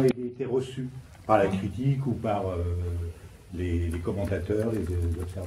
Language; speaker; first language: French; native; French